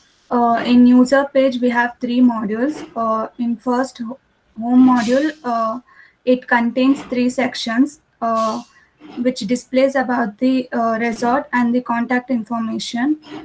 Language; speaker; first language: English; non-native, local second language; Kannada